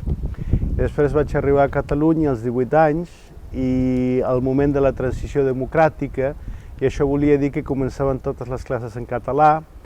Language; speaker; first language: Catalan; non-native, fluent; Spanish